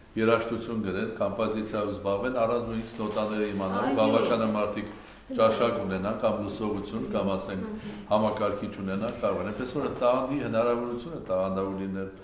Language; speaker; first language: Armenian; native; Armenian